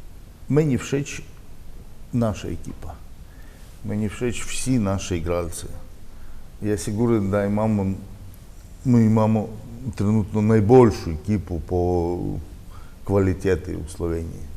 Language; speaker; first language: Slovenian; non-native, learner; Russian